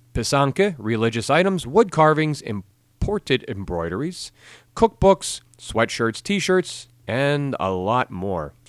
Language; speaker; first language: English; native; English